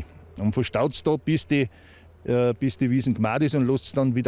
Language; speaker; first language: German; native; German